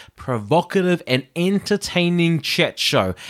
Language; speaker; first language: English; native; English